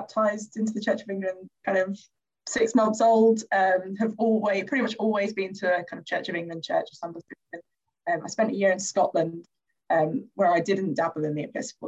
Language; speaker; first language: English; native; English